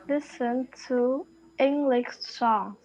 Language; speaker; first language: English; non-native, learner; Vietnamese